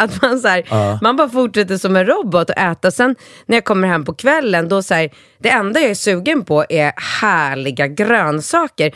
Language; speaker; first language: Swedish; native; Swedish